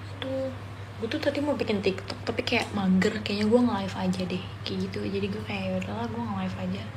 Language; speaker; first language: Indonesian; native; Indonesian